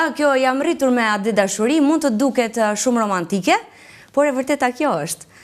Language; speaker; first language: Albanian; native; Albanian